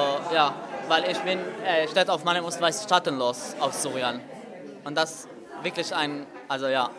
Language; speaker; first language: German; non-native, learner; Arabic